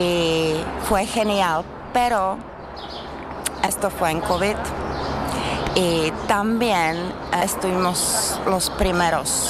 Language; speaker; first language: Spanish; non-native, learner; Czech